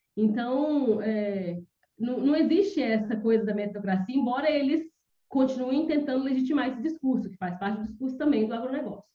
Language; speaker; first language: Portuguese; native; Portuguese